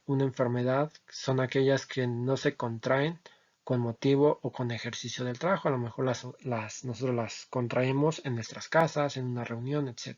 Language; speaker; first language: Spanish; native; Spanish